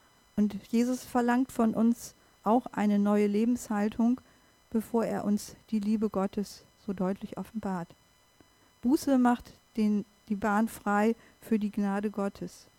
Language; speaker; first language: German; native; German